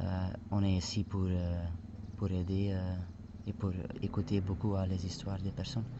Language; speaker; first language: French; non-native, fluent; Spanish